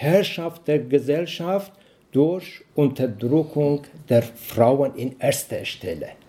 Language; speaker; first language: German; non-native, learner; Persian